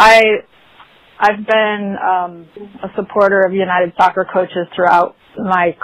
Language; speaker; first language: English; native; English